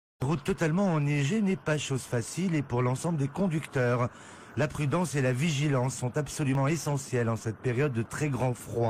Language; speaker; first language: French; non-native, local second language; Arabic